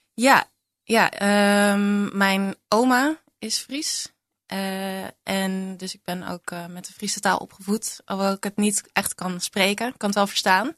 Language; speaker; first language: Dutch; native; Dutch